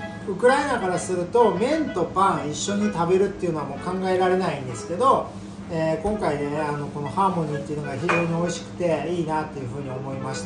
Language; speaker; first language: Japanese; native; Japanese